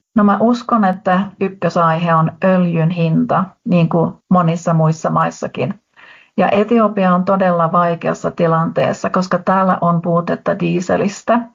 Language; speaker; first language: Finnish; native; Finnish